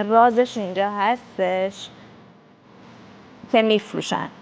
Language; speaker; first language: Persian; native; Persian